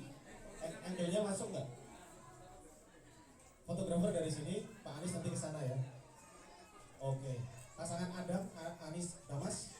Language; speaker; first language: Indonesian; native; Indonesian